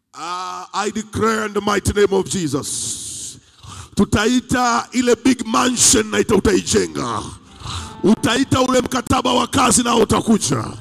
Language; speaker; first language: Swahili; native; Swahili